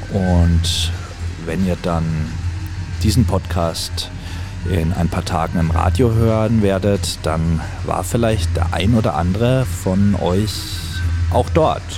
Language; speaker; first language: German; native; German